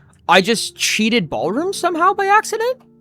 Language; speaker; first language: English; native; English